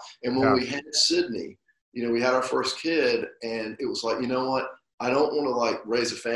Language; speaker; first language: English; native; English